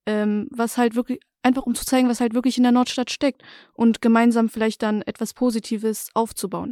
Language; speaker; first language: German; native; German